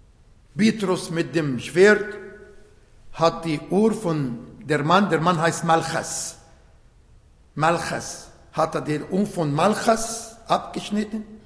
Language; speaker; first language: German; non-native, fluent; Arabic